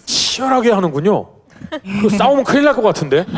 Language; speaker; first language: Korean; native; Korean